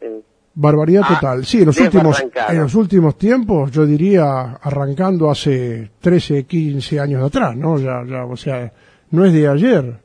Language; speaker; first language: Spanish; native; Spanish